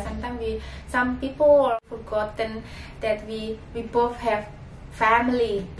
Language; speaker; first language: English; non-native, fluent; Indonesian